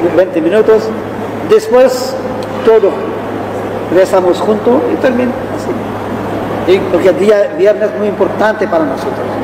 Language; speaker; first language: Spanish; non-native, learner; Arabic